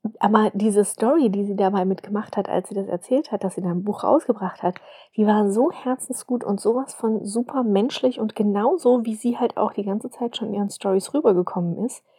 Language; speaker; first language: German; native; German